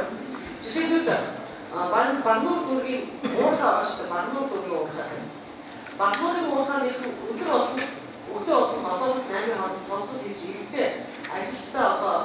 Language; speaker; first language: Mongolian; native; Mongolian